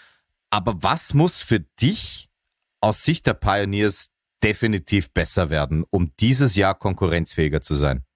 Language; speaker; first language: German; native; German